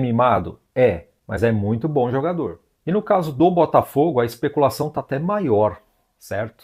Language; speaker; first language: Portuguese; native; Portuguese